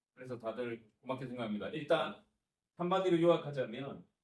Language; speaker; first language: Korean; native; Korean